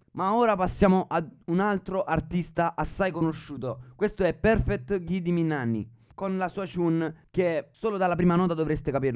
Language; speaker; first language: Italian; native; Italian